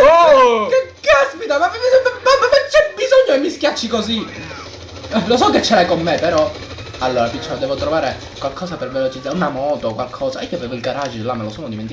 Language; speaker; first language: Italian; native; Italian